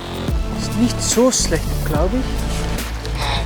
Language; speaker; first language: German; non-native, learner; Dutch